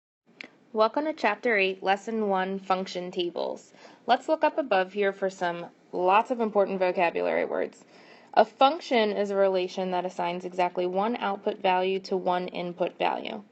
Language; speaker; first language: English; native; English